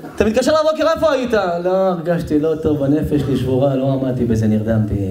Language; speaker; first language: Hebrew; native; Hebrew